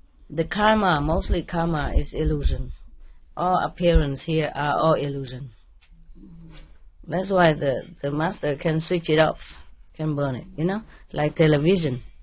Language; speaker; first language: English; non-native, fluent; Vietnamese